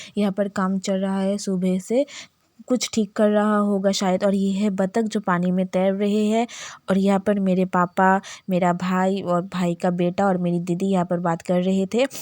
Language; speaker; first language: Hindi; non-native, local second language; Bangla